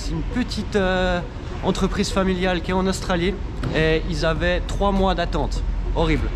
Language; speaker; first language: French; native; French